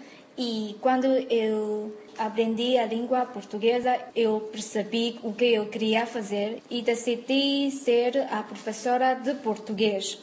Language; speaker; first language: Portuguese; non-native, learner; Chinese